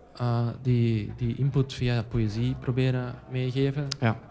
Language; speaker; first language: Dutch; native; Dutch